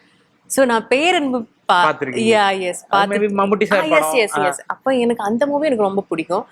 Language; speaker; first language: Tamil; non-native, learner; Malayalam